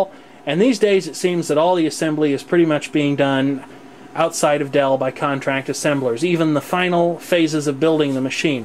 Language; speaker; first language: English; native; English